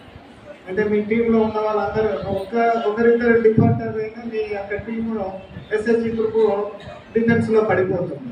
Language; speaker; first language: Telugu; native; Telugu